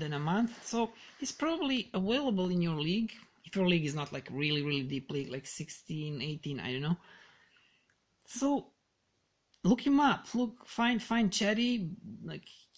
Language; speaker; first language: English; non-native, fluent; Serbian